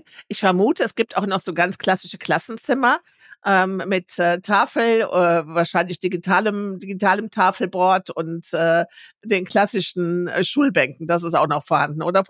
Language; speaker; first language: German; native; German